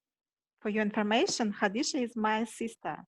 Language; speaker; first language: English; non-native, learner; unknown